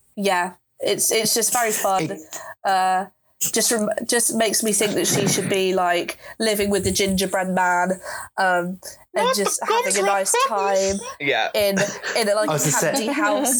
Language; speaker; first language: English; native; English